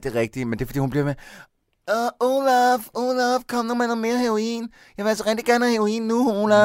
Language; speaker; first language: Danish; native; Danish